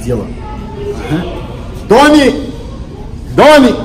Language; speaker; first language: Russian; non-native, learner; Portuguese